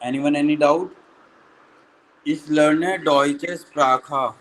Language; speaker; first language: German; non-native, fluent; Hindi